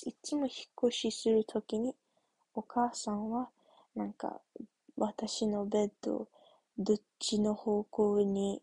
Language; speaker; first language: Japanese; early bilingual, heritage; English